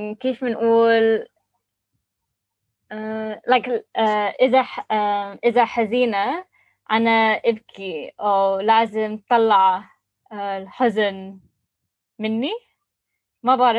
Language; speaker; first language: Arabic; non-native, learner; English